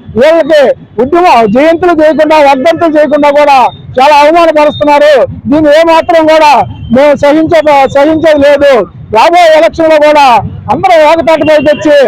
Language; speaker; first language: Telugu; native; Telugu